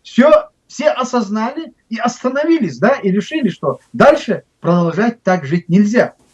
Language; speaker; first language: Russian; non-native, local second language; Chechen